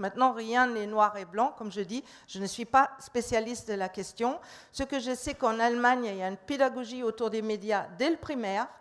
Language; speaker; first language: French; non-native, fluent; German